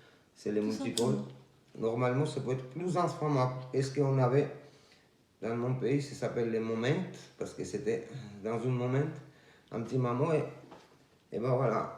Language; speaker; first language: French; non-native, learner; Georgian